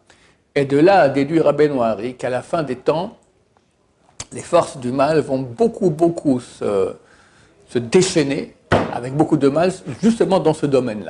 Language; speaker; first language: French; native; French